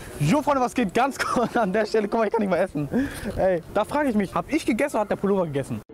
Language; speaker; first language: German; early bilingual, other home language; Turkish